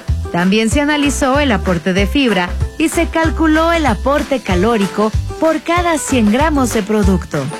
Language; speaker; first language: Spanish; native; Spanish